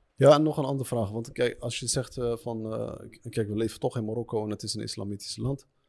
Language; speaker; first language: Dutch; early bilingual, other home language; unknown